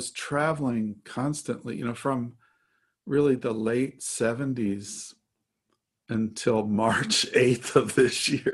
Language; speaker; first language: English; native; English